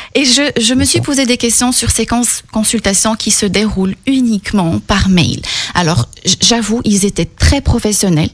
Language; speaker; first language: French; native; French